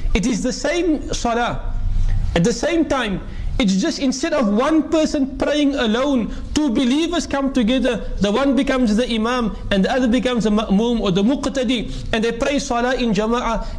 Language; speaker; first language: English; native; English